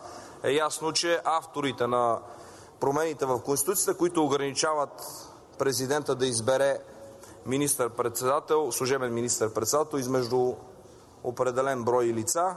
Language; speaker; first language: Bulgarian; native; Bulgarian